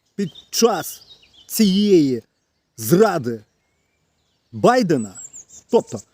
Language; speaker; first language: Ukrainian; non-native, local second language; Russian